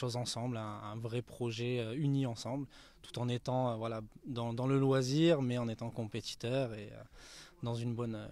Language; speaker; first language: French; native; French